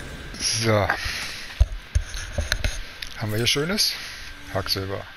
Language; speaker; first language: German; native; German